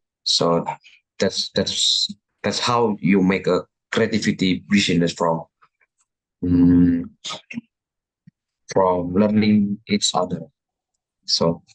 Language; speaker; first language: English; non-native, learner; Indonesian